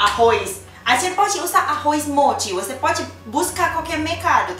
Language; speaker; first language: Portuguese; non-native, learner; Thai